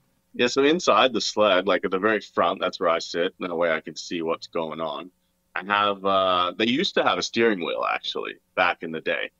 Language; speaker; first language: English; native; English